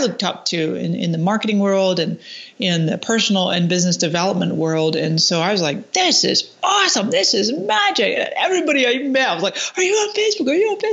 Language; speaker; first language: English; native; English